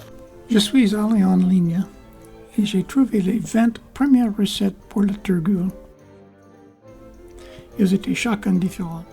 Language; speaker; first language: French; non-native, fluent; English